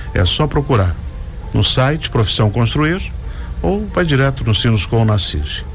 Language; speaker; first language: Portuguese; native; Portuguese